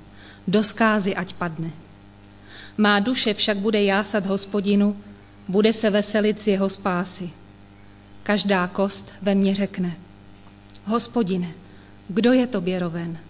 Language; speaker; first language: Czech; native; Czech